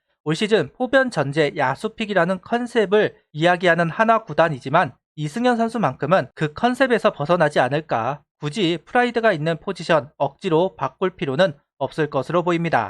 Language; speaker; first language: Korean; native; Korean